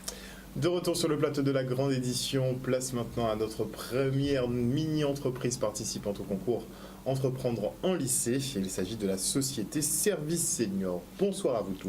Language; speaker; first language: French; native; French